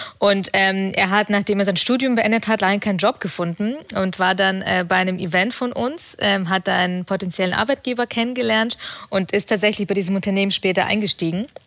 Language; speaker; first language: German; early bilingual, other home language; Russian